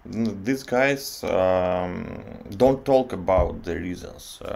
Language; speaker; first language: English; non-native, learner; Russian